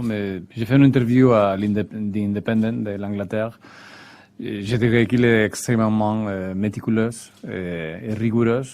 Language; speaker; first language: French; non-native, fluent; Spanish